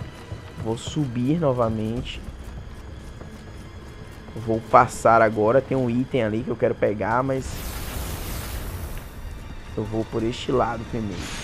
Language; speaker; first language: Portuguese; native; Portuguese